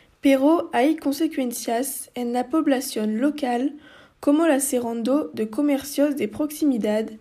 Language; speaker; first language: Spanish; non-native, learner; French